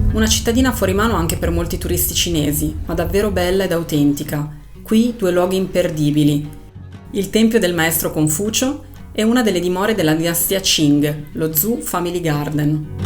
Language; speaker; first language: Italian; native; Italian